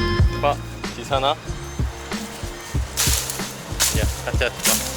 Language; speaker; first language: Indonesian; non-native, learner; Korean